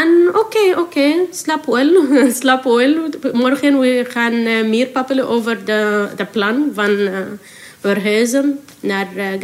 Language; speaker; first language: Dutch; non-native, learner; Arabic